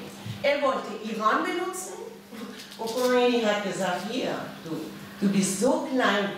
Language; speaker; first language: German; non-native, fluent; Persian